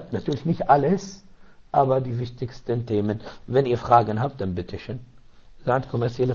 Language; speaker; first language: German; non-native, learner; Arabic